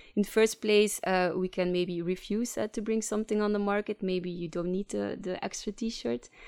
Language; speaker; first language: English; non-native, fluent; Dutch